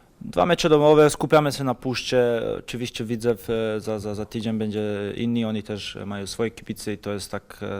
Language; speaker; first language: Polish; non-native, fluent; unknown